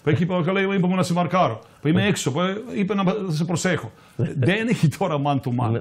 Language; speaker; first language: Greek; non-native, fluent; Serbian